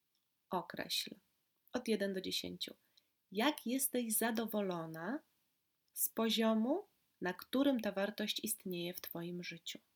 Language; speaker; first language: Polish; native; Polish